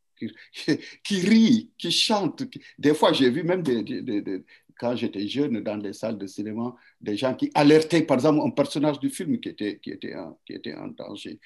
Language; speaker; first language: French; non-native, local second language; Wolof